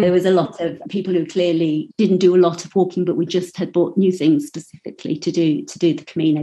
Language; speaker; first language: English; native; English